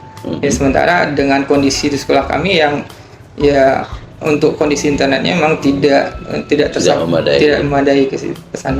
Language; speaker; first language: Indonesian; native; Indonesian